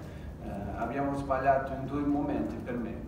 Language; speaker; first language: Italian; non-native, fluent; Portuguese